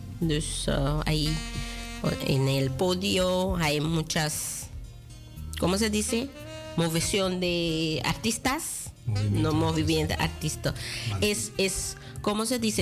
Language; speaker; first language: Spanish; non-native, local second language; Dutch